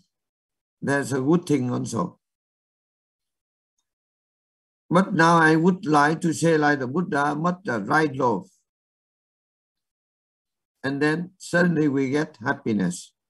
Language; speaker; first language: English; non-native, learner; Vietnamese